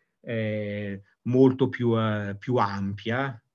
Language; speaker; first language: Italian; native; Italian